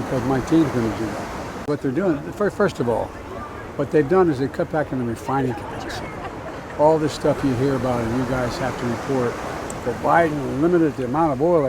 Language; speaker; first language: English; native; English